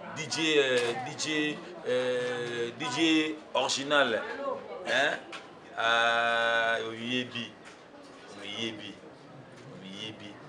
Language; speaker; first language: Lingala; non-native, local second language; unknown